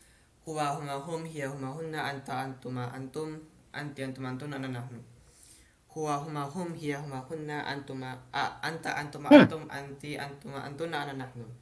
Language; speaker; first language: Arabic; non-native, learner; Filipino